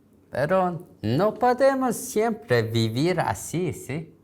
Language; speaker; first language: Spanish; non-native, learner; Korean